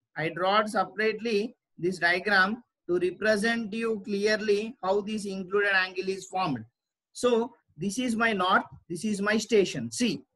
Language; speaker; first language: English; non-native, local second language; Telugu